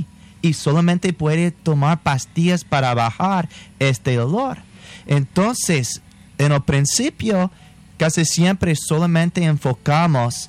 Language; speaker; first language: Spanish; non-native, fluent; English